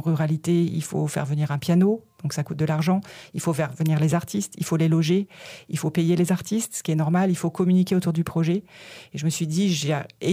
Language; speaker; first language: French; native; French